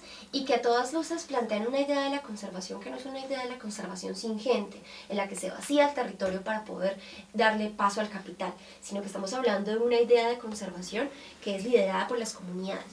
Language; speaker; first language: Spanish; native; Spanish